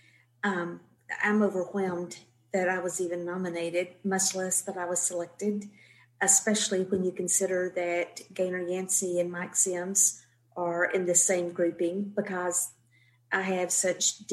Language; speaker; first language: English; native; English